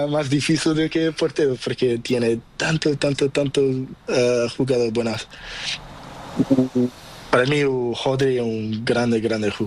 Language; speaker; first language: Spanish; non-native, learner; Portuguese